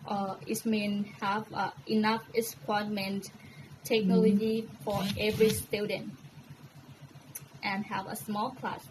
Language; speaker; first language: English; non-native, learner; Thai